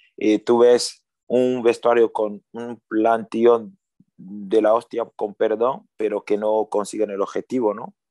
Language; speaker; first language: Spanish; early bilingual, other home language; French